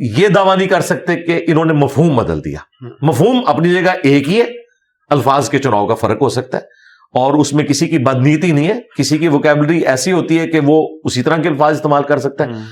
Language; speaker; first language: Urdu; non-native, local second language; Punjabi